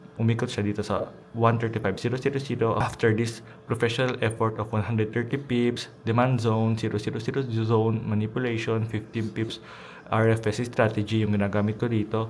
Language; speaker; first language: Filipino; early bilingual, heritage; Filipino